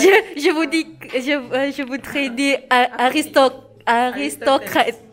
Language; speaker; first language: French; non-native, learner; Malay